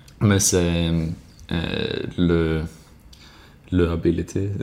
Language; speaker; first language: French; non-native, learner; Swedish